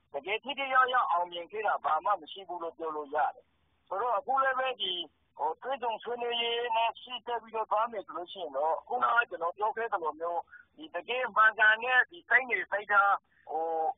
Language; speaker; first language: Burmese; native; Burmese